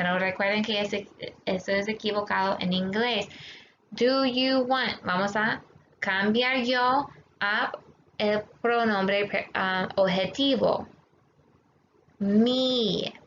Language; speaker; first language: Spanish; non-native, fluent; English